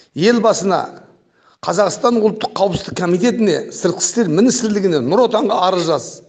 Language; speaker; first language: Kazakh; early bilingual, heritage; Kazakh